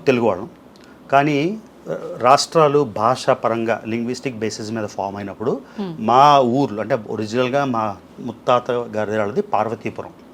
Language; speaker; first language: Telugu; native; Telugu